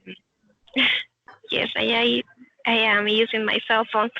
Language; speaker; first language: English; non-native, learner; Spanish